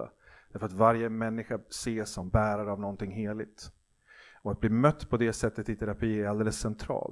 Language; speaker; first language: Swedish; native; Swedish